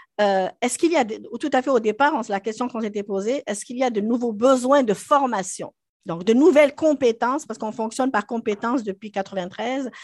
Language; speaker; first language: French; non-native, local second language; Arabic